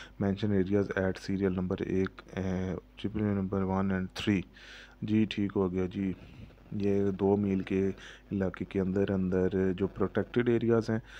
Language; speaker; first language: Urdu; native; Urdu